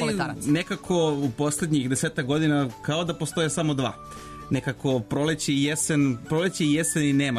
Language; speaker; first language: Serbian; native; Serbian